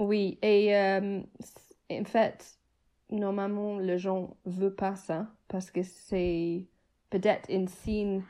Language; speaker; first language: French; non-native, fluent; English